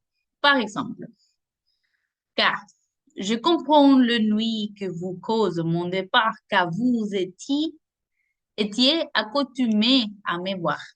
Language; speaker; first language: French; non-native, learner; Spanish